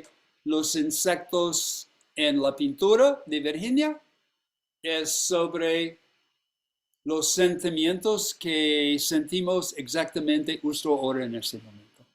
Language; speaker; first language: Spanish; non-native, fluent; English